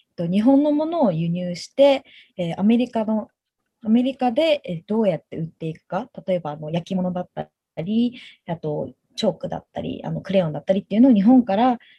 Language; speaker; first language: Japanese; native; Japanese